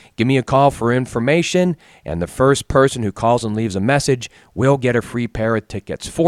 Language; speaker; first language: English; native; English